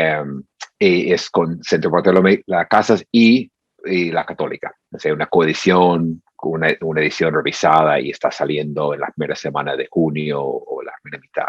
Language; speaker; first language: Spanish; non-native, fluent; English